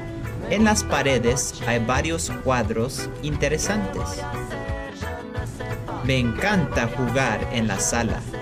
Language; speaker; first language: Spanish; non-native, learner; English